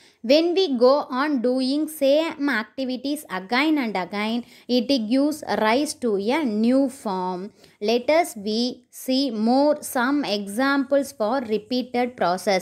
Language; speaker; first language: English; non-native, local second language; Tamil